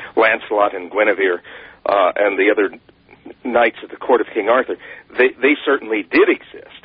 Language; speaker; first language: English; native; English